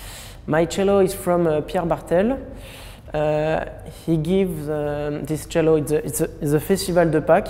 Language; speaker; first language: English; non-native, learner; French